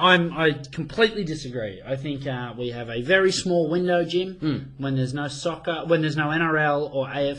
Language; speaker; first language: English; native; English